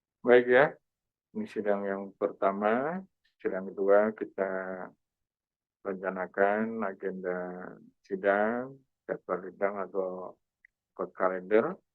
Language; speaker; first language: Indonesian; native; Indonesian